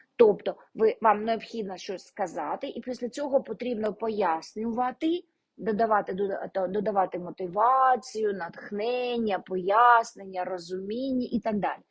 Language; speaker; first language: Ukrainian; non-native, local second language; Russian